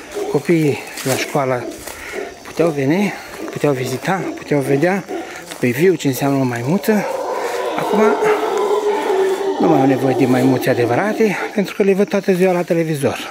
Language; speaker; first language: Romanian; native; Romanian